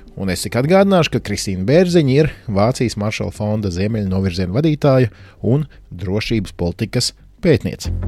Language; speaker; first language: Latvian; native; Latvian